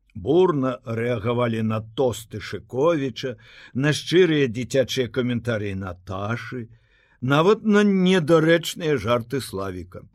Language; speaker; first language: Belarusian; native; Belarusian